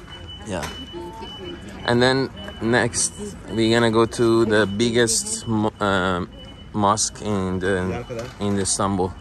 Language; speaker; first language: English; non-native, fluent; Persian